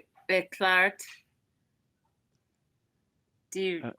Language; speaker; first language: German; non-native, learner; English